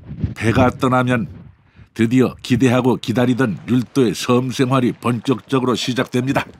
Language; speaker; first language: Korean; native; Korean